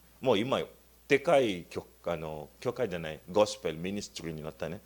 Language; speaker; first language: Japanese; non-native, learner; Luba-Lulua